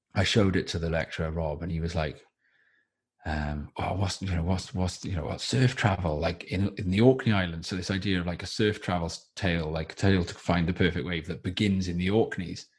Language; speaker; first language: English; native; English